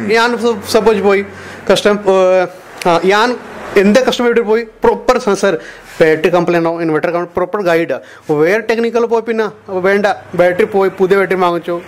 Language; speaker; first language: Malayalam; non-native, learner; Hindi